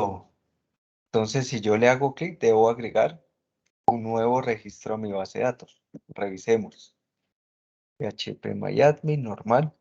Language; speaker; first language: Spanish; native; Spanish